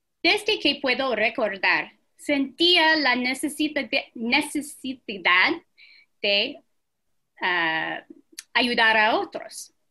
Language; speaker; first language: Spanish; non-native, fluent; English